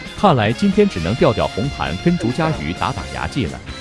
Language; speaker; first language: Chinese; native; Chinese